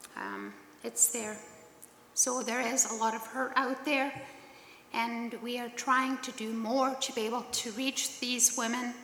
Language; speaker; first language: English; native; English